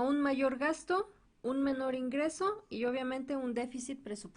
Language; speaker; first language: Spanish; native; Spanish